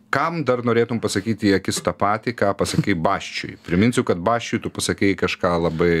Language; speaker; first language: Lithuanian; native; Lithuanian